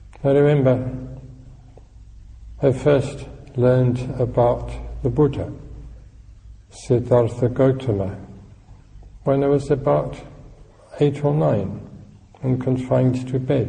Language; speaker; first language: English; native; English